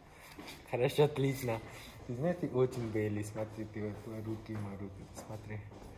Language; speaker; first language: Russian; non-native, learner; Hindi